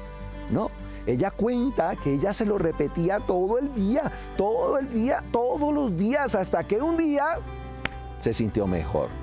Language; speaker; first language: Spanish; native; Spanish